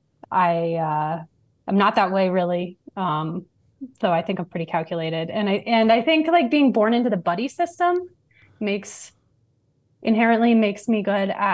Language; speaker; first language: English; native; English